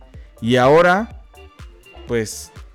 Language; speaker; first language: Spanish; native; Spanish